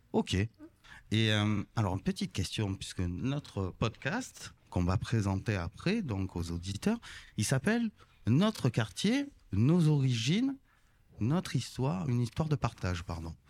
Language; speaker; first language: French; native; French